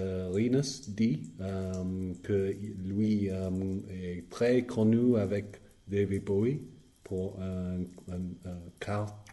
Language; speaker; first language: French; non-native, learner; English